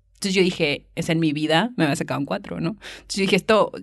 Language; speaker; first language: Spanish; native; Spanish